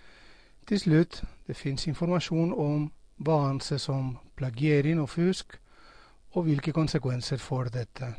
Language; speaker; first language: Norwegian; non-native, fluent; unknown